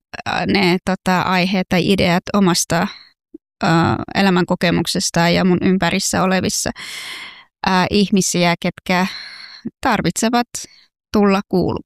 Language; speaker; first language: Finnish; non-native, fluent; Persian